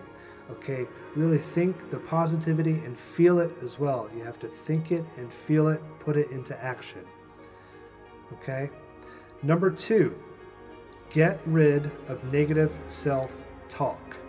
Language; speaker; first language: English; native; English